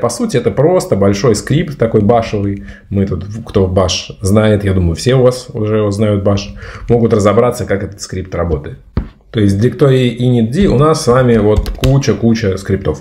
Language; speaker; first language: Russian; native; Russian